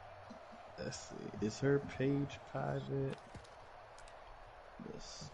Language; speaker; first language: English; native; English